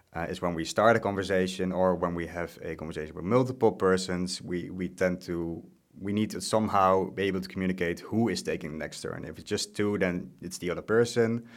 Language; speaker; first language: English; non-native, fluent; Dutch